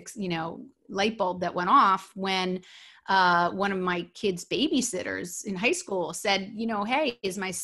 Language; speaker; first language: English; native; English